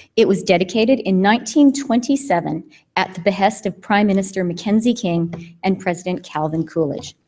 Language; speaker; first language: English; native; English